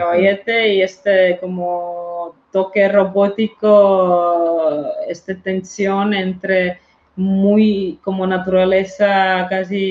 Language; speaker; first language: Spanish; non-native, fluent; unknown